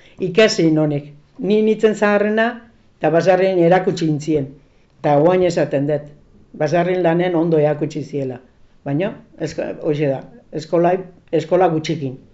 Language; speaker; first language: Basque; native; Basque